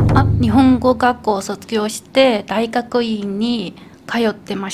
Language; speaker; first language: Japanese; non-native, fluent; Chinese